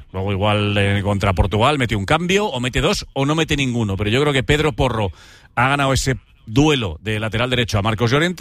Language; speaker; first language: Spanish; native; Spanish